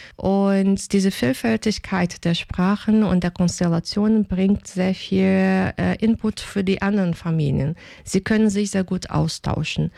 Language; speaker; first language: German; non-native, fluent; Portuguese